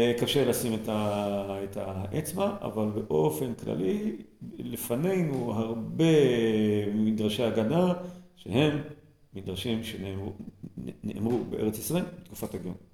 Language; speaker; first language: Hebrew; native; Hebrew